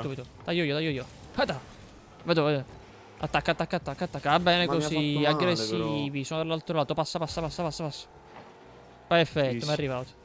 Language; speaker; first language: Italian; native; Italian